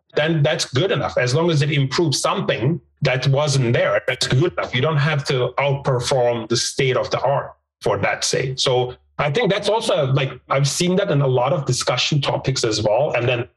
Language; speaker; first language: English; non-native, fluent; Turkish